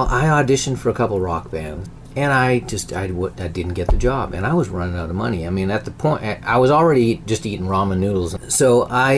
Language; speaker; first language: English; native; English